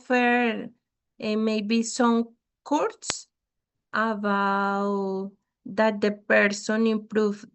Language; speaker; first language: English; non-native, learner; Spanish